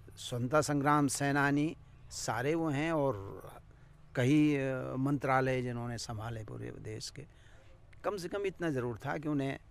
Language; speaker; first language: Hindi; non-native, local second language; Garhwali